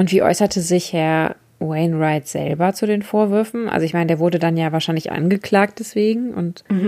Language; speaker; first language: German; native; German